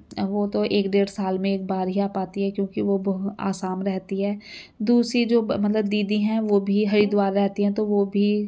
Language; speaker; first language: Hindi; native; Hindi